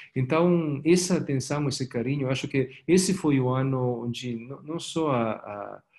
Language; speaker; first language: Portuguese; non-native, fluent; Italian